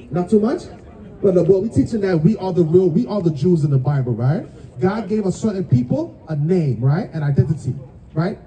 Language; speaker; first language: English; native; English